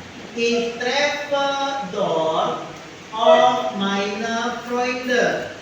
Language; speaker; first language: German; non-native, fluent; Indonesian